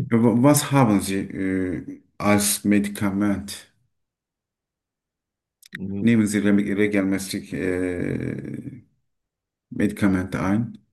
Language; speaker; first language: German; non-native, learner; Turkish